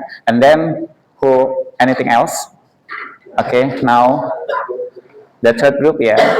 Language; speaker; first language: English; non-native, fluent; Indonesian